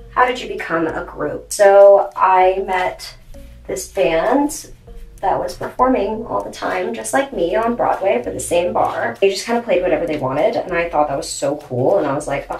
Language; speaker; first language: English; native; English